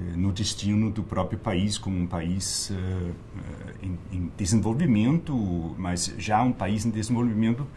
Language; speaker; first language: Portuguese; non-native, fluent; Danish